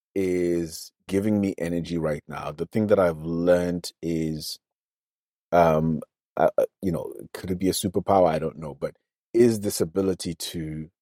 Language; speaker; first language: English; non-native, local second language; Shona